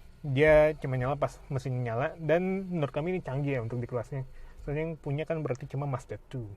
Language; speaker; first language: Indonesian; native; Indonesian